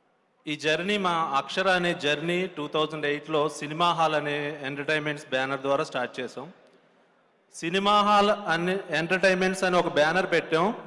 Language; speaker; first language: Telugu; native; Telugu